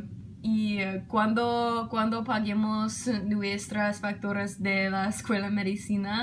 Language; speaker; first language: Spanish; non-native, learner; English